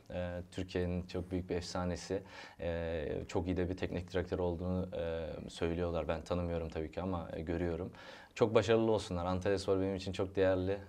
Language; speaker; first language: Turkish; early bilingual, heritage; Turkish